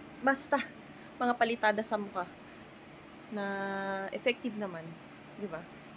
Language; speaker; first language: Filipino; non-native, local second language; Iloko